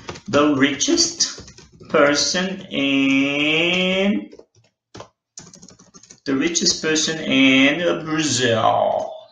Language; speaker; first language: English; non-native, fluent; Portuguese